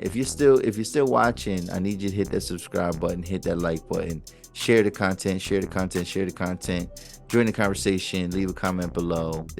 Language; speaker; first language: English; native; English